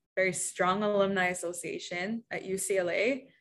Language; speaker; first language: English; early bilingual, other home language; Spanish